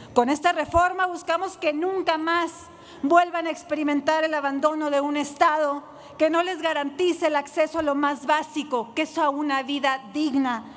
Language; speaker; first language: Spanish; native; Spanish